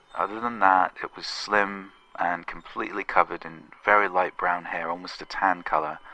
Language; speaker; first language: English; native; English